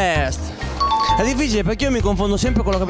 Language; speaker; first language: Italian; native; Italian